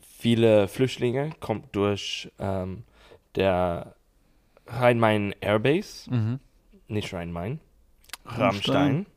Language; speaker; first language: German; non-native, learner; English